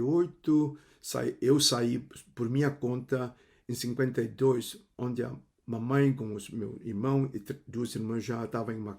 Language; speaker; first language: Portuguese; non-native, fluent; Cantonese